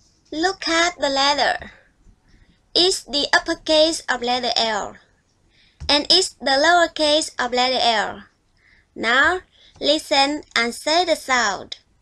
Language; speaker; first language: English; non-native, fluent; Vietnamese